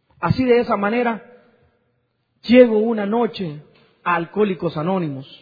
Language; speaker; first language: Spanish; native; Spanish